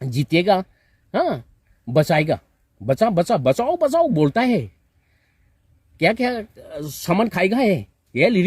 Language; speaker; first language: Hindi; non-native, local second language; Manipuri